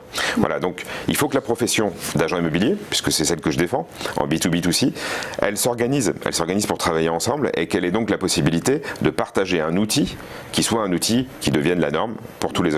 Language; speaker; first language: French; native; French